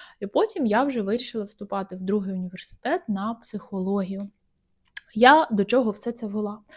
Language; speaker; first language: Ukrainian; native; Ukrainian